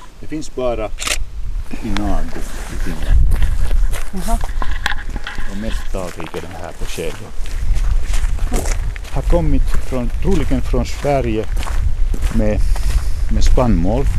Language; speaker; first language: Swedish; non-native, local second language; Finnish